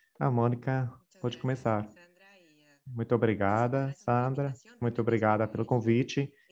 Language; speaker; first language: Portuguese; non-native, fluent; Spanish